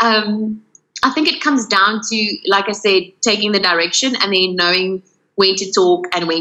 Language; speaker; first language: English; non-native, local second language; Afrikaans